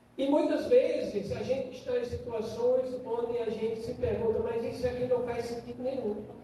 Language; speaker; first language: Portuguese; non-native, fluent; German